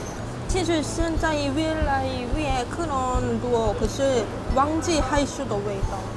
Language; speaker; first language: Chinese; non-native, fluent; Korean